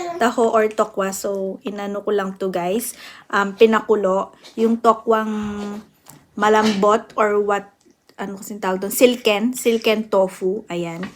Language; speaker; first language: Filipino; non-native, local second language; Pampanga